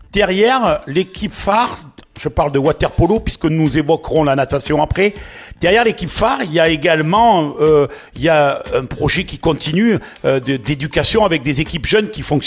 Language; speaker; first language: French; native; French